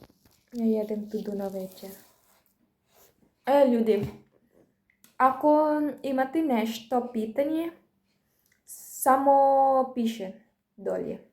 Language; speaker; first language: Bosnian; non-native, learner; Filipino